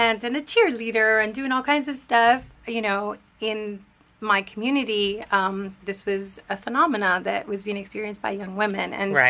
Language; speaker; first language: English; early bilingual, other home language; Spanish